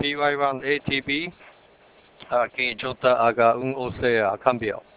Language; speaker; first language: Portuguese; non-native, learner; Japanese